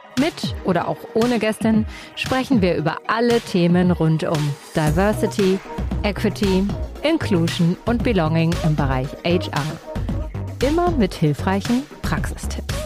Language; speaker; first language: German; native; German